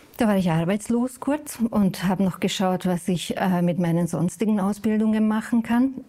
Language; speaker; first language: German; non-native, fluent; Hungarian